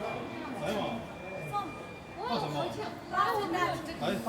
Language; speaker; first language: Chinese; native; Chinese